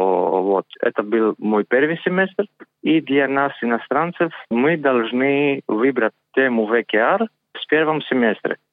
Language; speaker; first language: Russian; non-native, learner; Greek